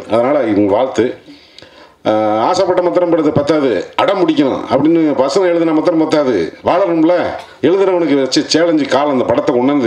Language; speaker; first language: Tamil; native; Tamil